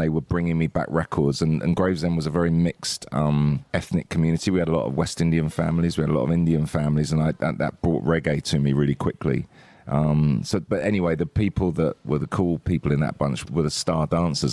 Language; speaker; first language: English; native; English